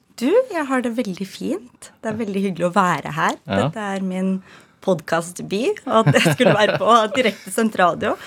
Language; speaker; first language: Norwegian; early bilingual, other home language; Ukrainian